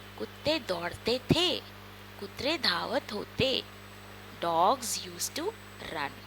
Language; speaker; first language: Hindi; non-native, local second language; Marathi